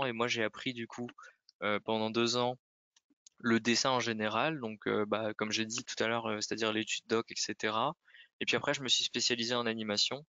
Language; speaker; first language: French; native; French